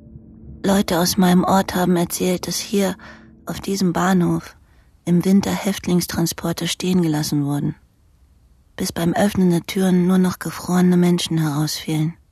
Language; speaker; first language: German; native; German